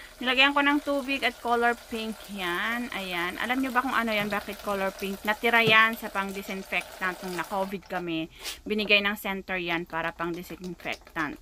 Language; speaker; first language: Filipino; non-native, local second language; Iloko